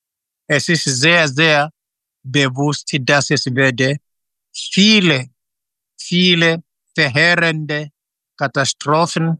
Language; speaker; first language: German; non-native, fluent; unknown